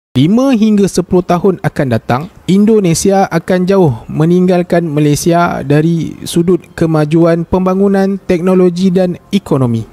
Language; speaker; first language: Malay; native; Malay